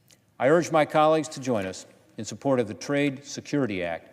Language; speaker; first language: English; native; English